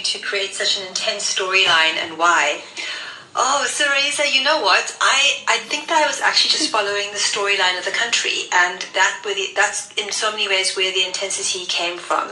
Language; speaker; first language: English; native; English